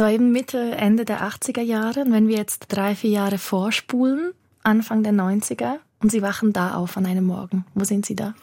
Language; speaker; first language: German; native; German